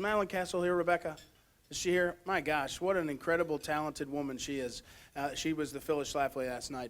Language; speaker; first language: English; native; English